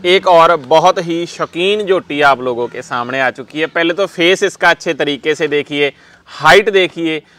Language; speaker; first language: Hindi; non-native, local second language; Punjabi